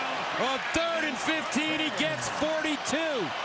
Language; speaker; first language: English; native; English